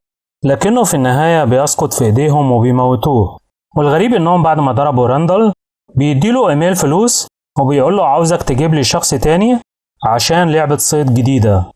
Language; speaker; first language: Arabic; native; Arabic